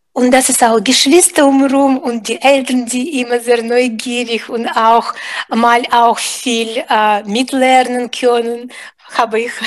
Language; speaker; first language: German; non-native, fluent; Russian